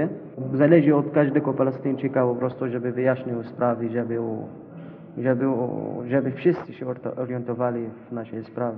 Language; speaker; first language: Polish; non-native, learner; Arabic